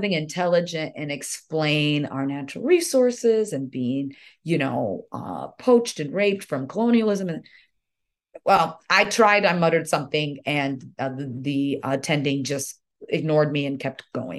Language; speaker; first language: English; early bilingual, other home language; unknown